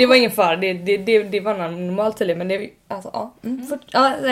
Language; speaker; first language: Swedish; native; Swedish